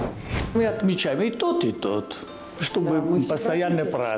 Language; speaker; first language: Russian; non-native, learner; Italian